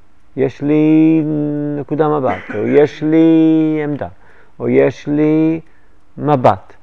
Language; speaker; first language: Hebrew; non-native, fluent; English